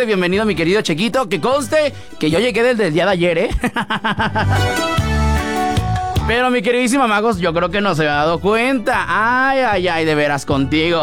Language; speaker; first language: Spanish; native; Spanish